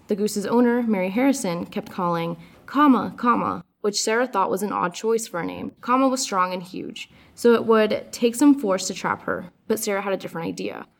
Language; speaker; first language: English; early bilingual, other home language; Spanish